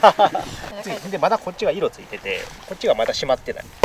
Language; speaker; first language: Japanese; native; Japanese